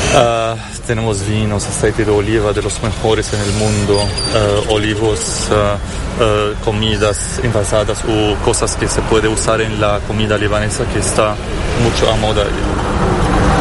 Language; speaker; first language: Spanish; non-native, fluent; Arabic